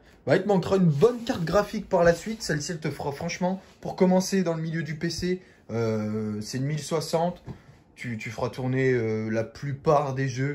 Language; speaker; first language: French; native; French